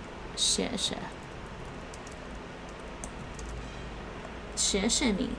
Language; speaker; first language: Chinese; non-native, learner; English